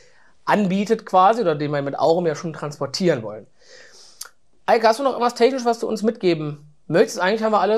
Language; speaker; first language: German; native; German